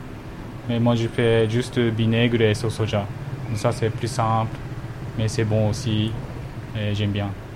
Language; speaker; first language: French; non-native, fluent; Japanese